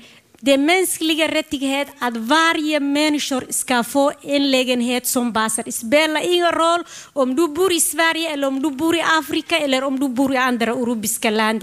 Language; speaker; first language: Swedish; non-native, learner; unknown